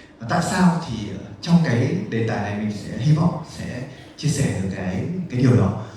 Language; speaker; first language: Vietnamese; native; Vietnamese